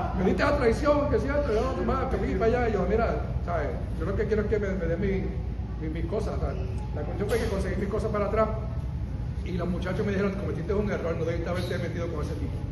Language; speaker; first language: Spanish; early bilingual, heritage; Spanish